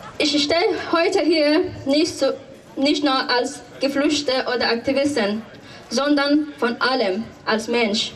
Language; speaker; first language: German; non-native, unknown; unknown